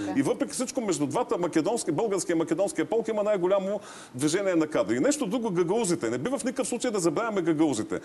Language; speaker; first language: Bulgarian; native; Bulgarian